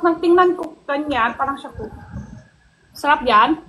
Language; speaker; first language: Filipino; non-native, learner; Chinese